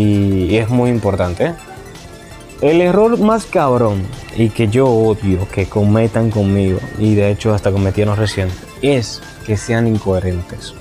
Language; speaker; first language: Spanish; native; Spanish